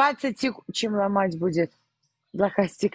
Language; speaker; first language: Russian; native; Russian